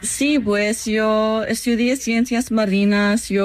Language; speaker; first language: Spanish; non-native, fluent; English